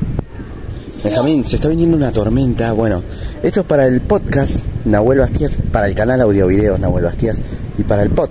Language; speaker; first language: Spanish; native; Spanish